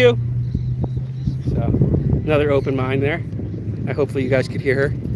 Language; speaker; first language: English; native; English